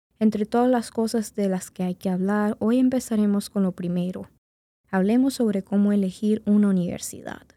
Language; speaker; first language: Spanish; native; Spanish